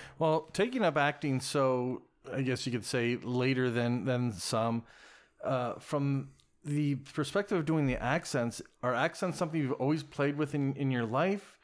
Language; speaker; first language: English; native; English